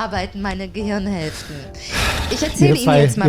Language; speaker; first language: German; native; German